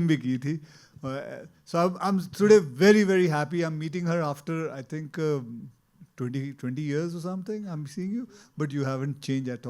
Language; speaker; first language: Hindi; native; Hindi